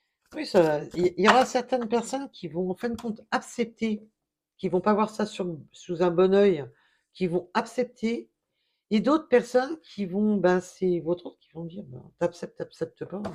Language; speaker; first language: French; native; French